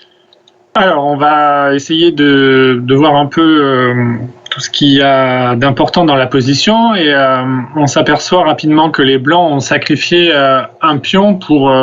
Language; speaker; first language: French; native; French